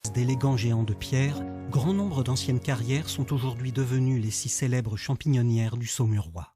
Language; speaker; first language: French; native; French